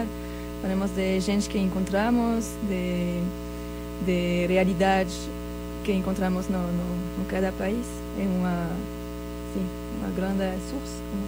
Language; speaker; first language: Portuguese; non-native, fluent; French